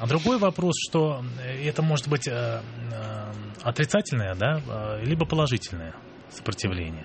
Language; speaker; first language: Russian; native; Russian